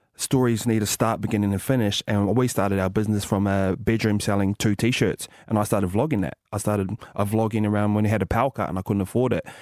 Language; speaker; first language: English; native; English